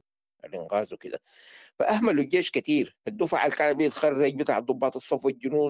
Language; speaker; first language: Arabic; native; Arabic